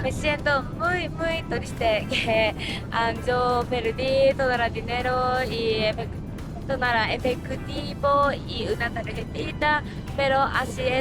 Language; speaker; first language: Spanish; non-native, learner; Japanese